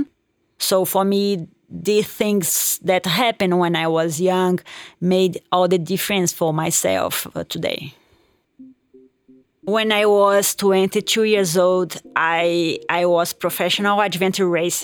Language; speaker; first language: English; non-native, fluent; Portuguese